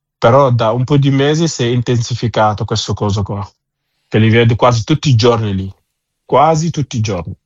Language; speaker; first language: Italian; non-native, fluent; Wolof